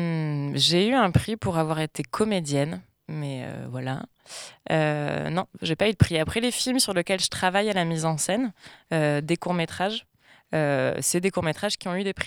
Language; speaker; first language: French; native; French